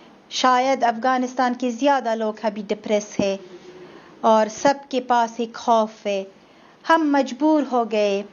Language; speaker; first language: Hindi; non-native, learner; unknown